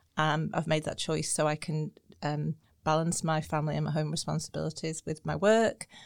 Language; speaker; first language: English; native; English